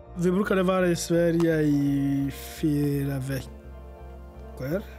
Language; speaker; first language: Swedish; non-native, learner; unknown